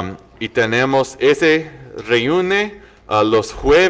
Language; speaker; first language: Spanish; non-native, learner; English